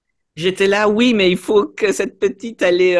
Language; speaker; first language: French; native; French